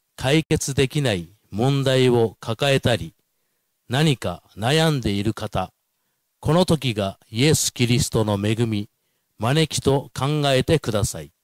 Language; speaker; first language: Japanese; native; Japanese